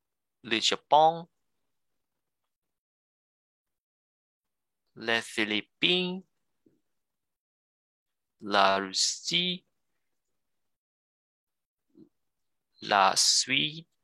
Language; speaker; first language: French; non-native, learner; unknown